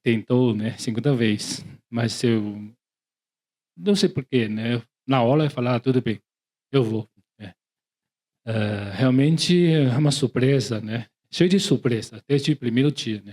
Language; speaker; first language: Portuguese; non-native, learner; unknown